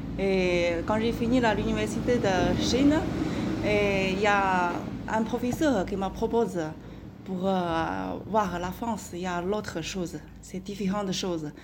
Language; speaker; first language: French; non-native, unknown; Chinese